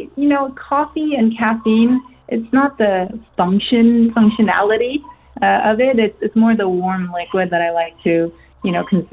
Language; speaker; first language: English; non-native, fluent; Korean